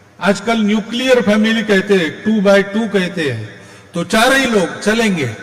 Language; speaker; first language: Hindi; non-native, local second language; Marathi